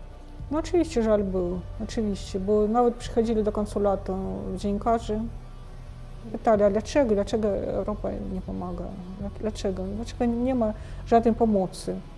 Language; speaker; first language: Polish; non-native, fluent; Russian